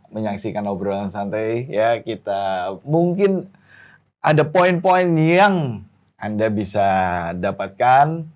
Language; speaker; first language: Indonesian; native; Indonesian